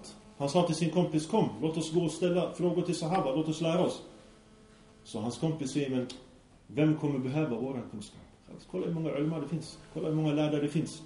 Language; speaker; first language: Swedish; early bilingual, other home language; Arabic